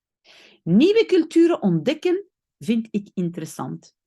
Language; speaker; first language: Dutch; non-native, local second language; French